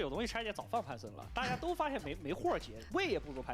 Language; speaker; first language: Chinese; native; Chinese